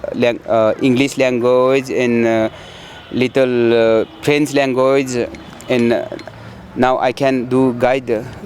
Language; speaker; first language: English; non-native, learner; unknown